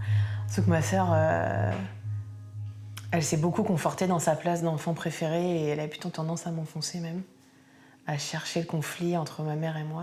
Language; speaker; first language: French; native; French